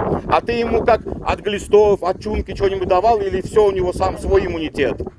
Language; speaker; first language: Russian; native; Russian